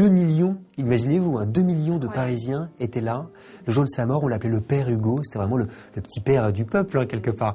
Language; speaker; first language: French; native; French